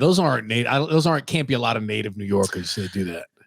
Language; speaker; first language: English; native; English